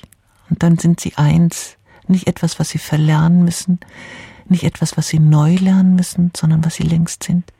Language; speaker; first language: German; native; German